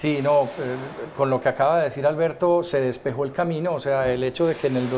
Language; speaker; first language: Spanish; native; Spanish